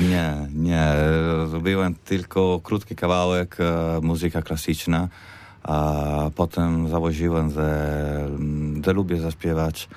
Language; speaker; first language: Polish; non-native, learner; Italian